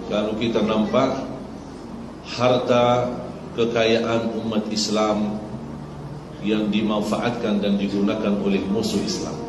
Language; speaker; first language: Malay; non-native, fluent; Arabic